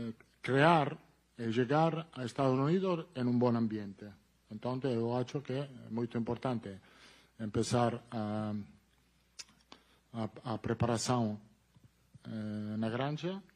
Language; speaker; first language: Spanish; non-native, fluent; Italian